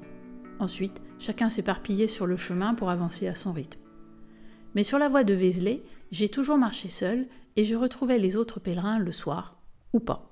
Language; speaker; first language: French; native; French